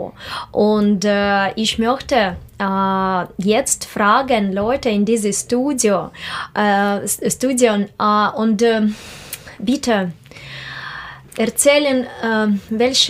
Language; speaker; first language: German; non-native, learner; Russian